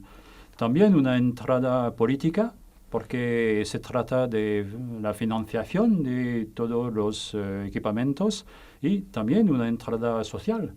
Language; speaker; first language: Spanish; non-native, fluent; French